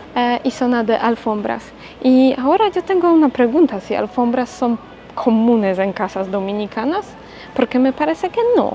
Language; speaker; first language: Spanish; non-native, fluent; Polish